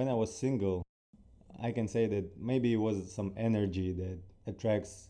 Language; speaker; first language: English; non-native, fluent; Ukrainian